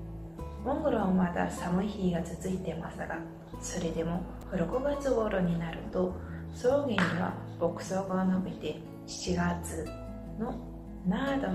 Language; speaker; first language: Japanese; non-native, fluent; Mongolian